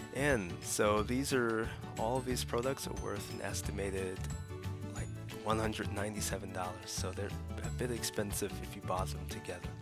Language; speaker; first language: English; native; English